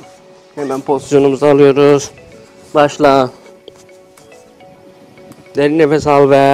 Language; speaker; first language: Turkish; native; Turkish